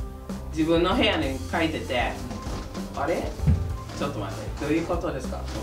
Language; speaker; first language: Japanese; non-native, fluent; English